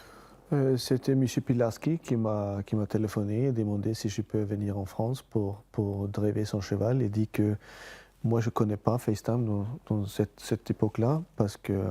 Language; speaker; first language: French; non-native, fluent; Swedish